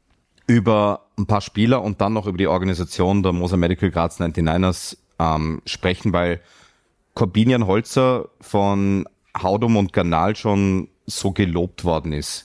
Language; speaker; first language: German; native; German